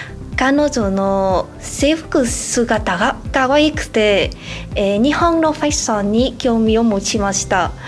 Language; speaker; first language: Japanese; non-native, learner; Vietnamese